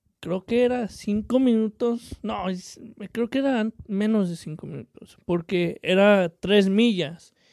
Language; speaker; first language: Spanish; native; Spanish